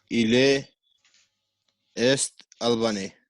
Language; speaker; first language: French; non-native, learner; Albanian